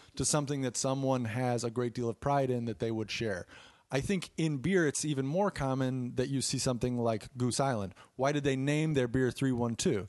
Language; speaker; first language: English; native; English